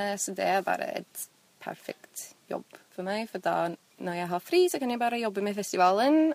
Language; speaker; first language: Norwegian; non-native, fluent; English